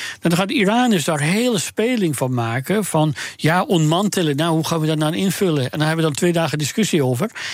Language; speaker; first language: Dutch; non-native, fluent; Persian